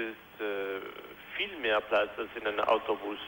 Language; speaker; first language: German; non-native, fluent; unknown